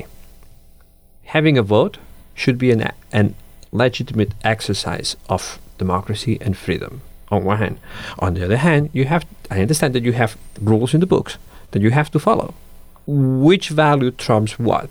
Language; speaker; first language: English; non-native, fluent; Catalan